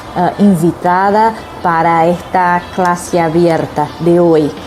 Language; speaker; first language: Spanish; non-native, learner; Portuguese